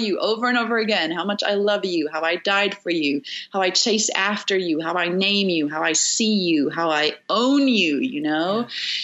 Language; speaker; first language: English; native; English